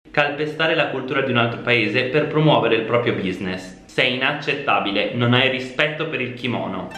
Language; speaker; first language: Italian; native; Italian